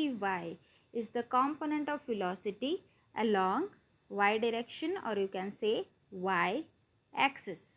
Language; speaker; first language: English; non-native, local second language; Marathi